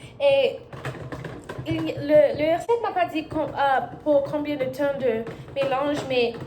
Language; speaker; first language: French; non-native, learner; English